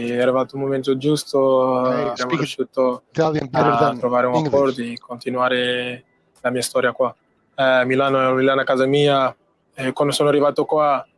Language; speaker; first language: Italian; non-native, fluent; Portuguese